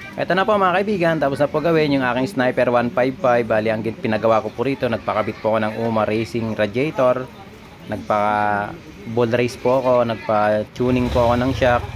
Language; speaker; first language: Filipino; native; Filipino